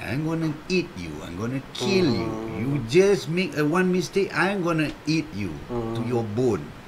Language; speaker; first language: English; non-native, local second language; Malay